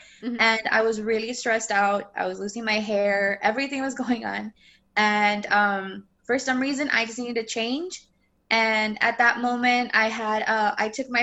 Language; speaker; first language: English; native; English